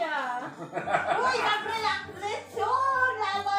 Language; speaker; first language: German; non-native, learner; Filipino